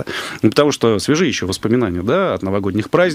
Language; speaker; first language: Russian; native; Russian